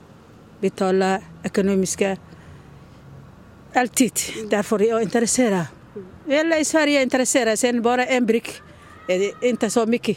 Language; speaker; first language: Swedish; non-native, learner; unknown